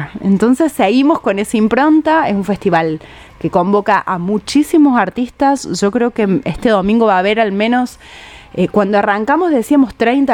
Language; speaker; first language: Spanish; native; Spanish